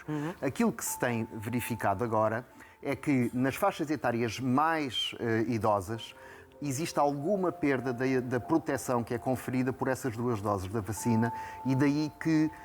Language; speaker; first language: Portuguese; native; Portuguese